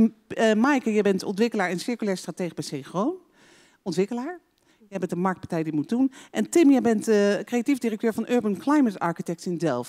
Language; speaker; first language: Dutch; native; Dutch